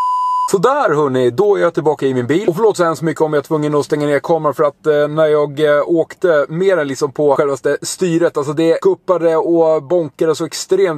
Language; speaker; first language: Swedish; native; Swedish